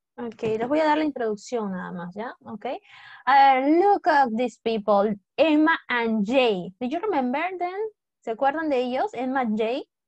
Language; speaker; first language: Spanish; native; Spanish